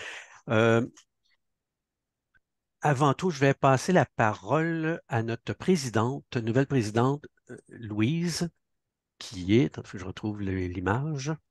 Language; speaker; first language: French; native; French